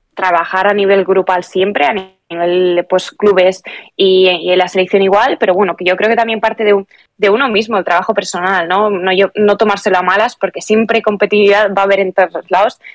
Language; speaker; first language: Spanish; native; Spanish